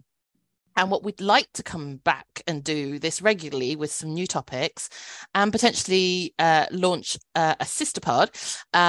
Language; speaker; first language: English; native; English